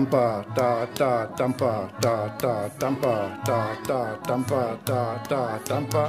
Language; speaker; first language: German; native; German